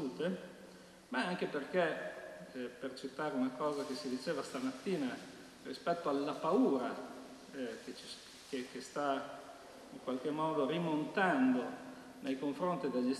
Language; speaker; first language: Italian; native; Italian